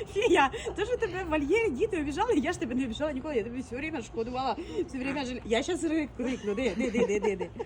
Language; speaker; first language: Ukrainian; native; Ukrainian